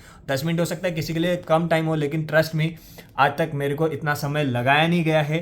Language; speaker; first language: Hindi; native; Hindi